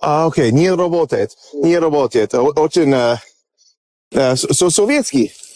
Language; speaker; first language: Russian; non-native, learner; English